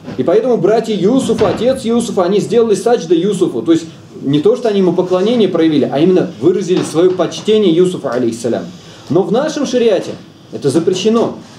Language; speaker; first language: Russian; native; Russian